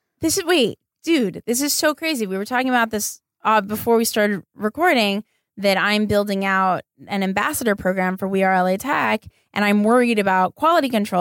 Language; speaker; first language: English; native; English